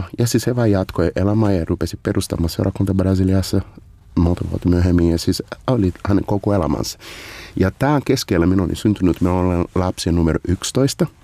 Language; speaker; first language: Finnish; non-native, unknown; Portuguese